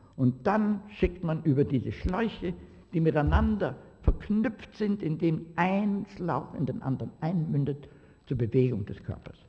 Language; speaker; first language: German; native; German